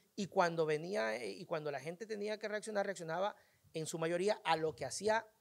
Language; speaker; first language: Spanish; native; Spanish